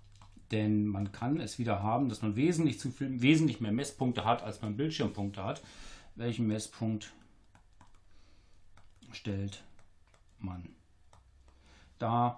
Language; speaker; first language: German; native; German